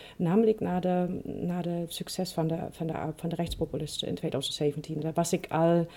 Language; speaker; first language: Dutch; non-native, fluent; German